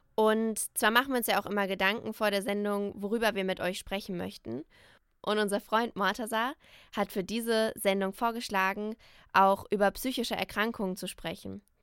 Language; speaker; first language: German; native; German